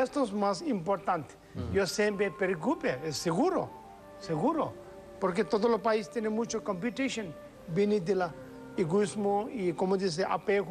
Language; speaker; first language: Spanish; non-native, learner; Tibetan